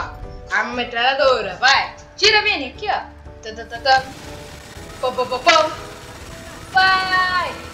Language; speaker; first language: Portuguese; native; Portuguese